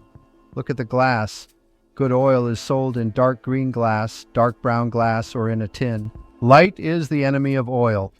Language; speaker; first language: English; non-native, fluent; Italian